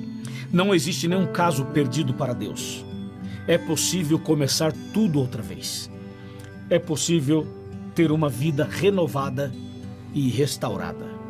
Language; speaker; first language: Portuguese; native; Portuguese